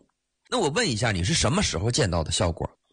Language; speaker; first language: Chinese; native; Chinese